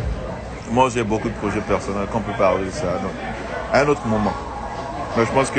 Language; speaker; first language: French; non-native, local second language; Baoulé